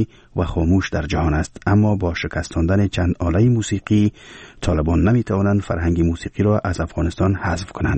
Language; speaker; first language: Persian; native; Persian